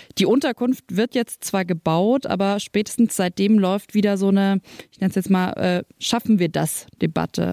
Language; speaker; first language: German; native; German